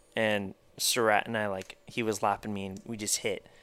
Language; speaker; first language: English; native; English